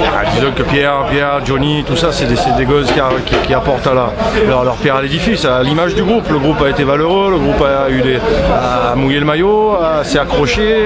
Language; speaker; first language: French; native; French